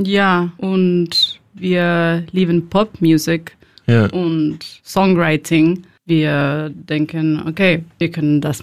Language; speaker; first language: German; non-native, learner; Spanish